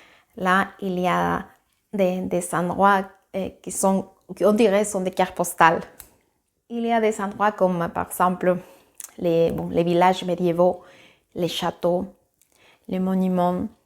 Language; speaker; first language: French; non-native, fluent; Spanish